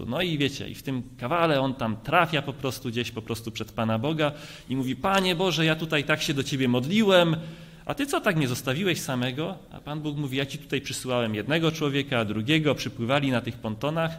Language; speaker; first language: Polish; native; Polish